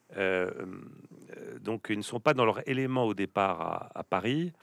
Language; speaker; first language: French; native; French